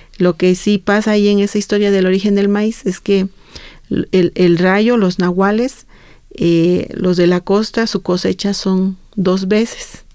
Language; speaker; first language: Spanish; non-native, local second language; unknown